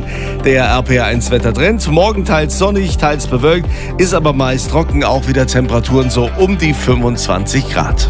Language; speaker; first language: German; native; German